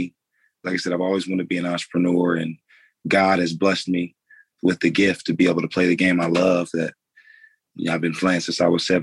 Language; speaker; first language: English; native; English